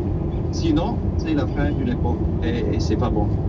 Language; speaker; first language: French; non-native, fluent; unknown